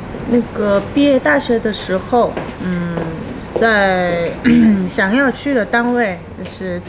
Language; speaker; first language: Chinese; non-native, fluent; Korean